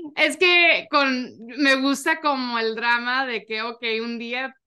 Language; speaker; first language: Spanish; early bilingual, heritage; Spanish